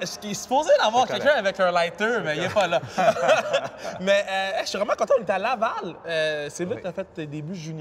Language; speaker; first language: French; native; French